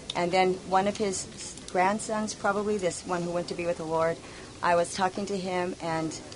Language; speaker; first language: English; native; English